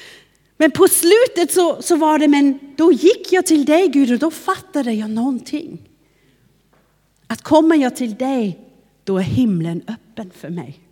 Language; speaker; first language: Swedish; non-native, fluent; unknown